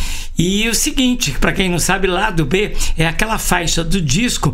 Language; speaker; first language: Portuguese; native; Portuguese